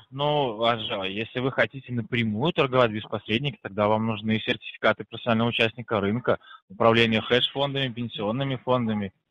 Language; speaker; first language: Russian; native; Russian